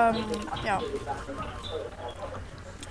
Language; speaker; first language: German; early bilingual, other home language; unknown